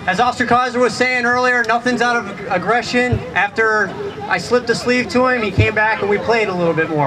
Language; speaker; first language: English; native; English